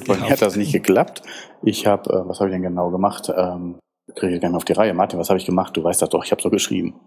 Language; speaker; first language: German; native; German